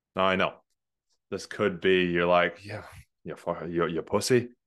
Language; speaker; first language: English; native; English